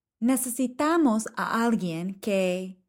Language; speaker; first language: Spanish; non-native, fluent; English